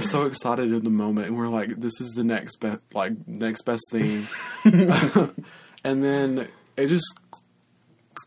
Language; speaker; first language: English; native; English